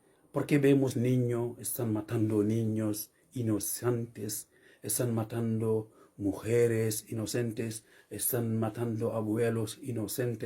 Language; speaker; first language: Spanish; non-native, learner; Fula